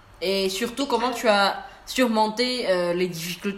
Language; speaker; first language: French; non-native, learner; Indonesian